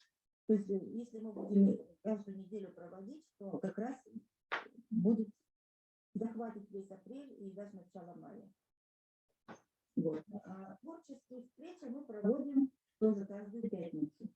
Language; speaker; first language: Russian; native; Russian